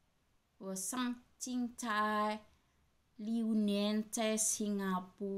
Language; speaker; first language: Chinese; non-native, learner; Indonesian